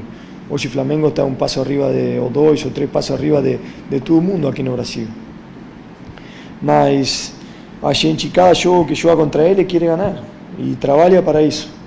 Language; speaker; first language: Portuguese; non-native, fluent; Spanish